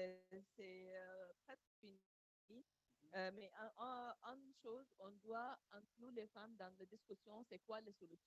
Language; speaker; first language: French; non-native, learner; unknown